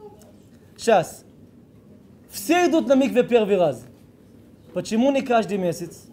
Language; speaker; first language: Russian; early bilingual, heritage; Hebrew